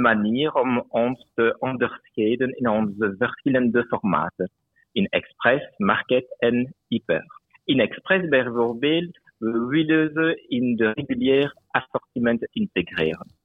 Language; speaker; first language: Dutch; non-native, local second language; French